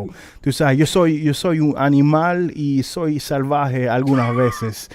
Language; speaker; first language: Spanish; early bilingual, heritage; Spanish